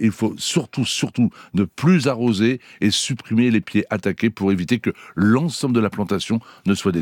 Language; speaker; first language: French; native; French